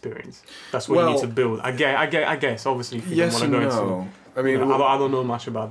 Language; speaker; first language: English; non-native, fluent; Italian